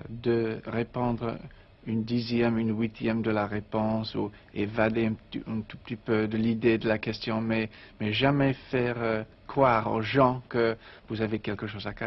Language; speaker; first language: French; non-native, learner; English